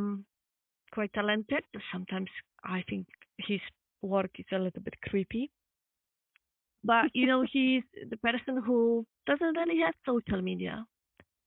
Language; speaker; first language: English; non-native, fluent; Polish